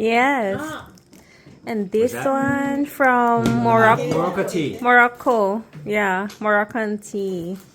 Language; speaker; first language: English; non-native, learner; Thai